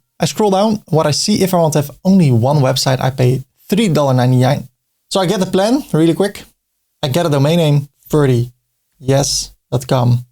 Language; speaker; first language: English; non-native, fluent; Dutch